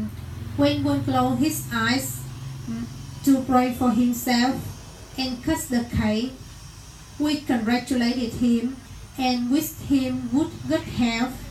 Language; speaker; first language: English; non-native, learner; Vietnamese